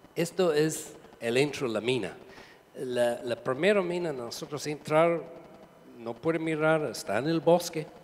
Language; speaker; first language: Spanish; non-native, learner; English